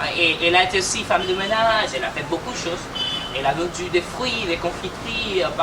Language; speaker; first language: French; non-native, fluent; Spanish